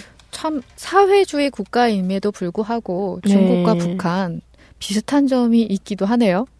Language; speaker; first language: Korean; native; Korean